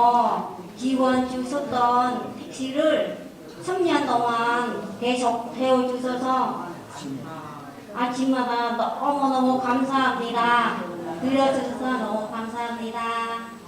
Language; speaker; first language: Korean; non-native, learner; Vietnamese